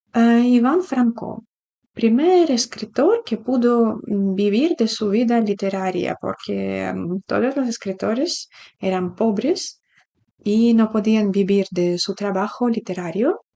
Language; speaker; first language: Spanish; non-native, fluent; Ukrainian